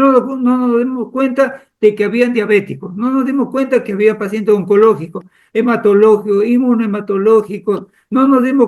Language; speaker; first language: Spanish; native; Spanish